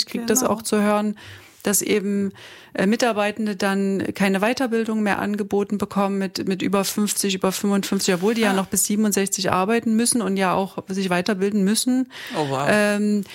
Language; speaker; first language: German; native; German